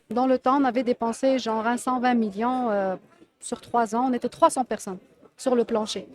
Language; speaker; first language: French; non-native, local second language; Arabic